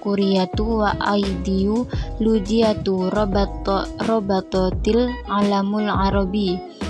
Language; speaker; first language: Arabic; non-native, learner; Indonesian